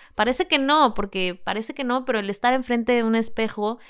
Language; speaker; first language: Spanish; native; Spanish